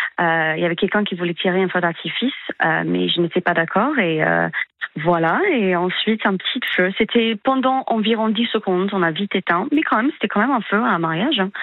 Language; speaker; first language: French; non-native, fluent; English